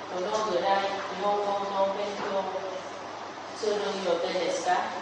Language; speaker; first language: Japanese; non-native, learner; Vietnamese